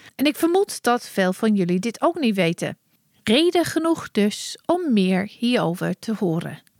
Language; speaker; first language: Dutch; non-native, fluent; English